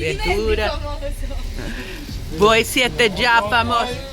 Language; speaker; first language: Italian; non-native, learner; English